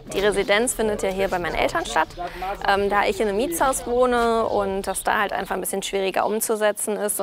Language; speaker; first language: German; native; German